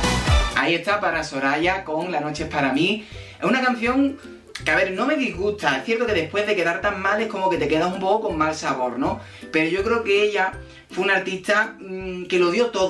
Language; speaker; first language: Spanish; native; Spanish